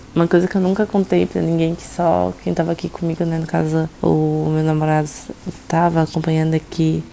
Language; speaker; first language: Portuguese; native; Portuguese